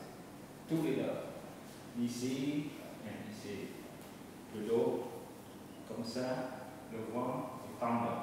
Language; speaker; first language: French; non-native, learner; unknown